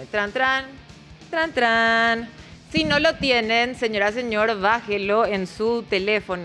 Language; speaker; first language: Spanish; native; Spanish